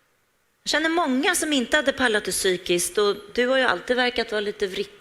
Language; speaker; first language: Swedish; native; Swedish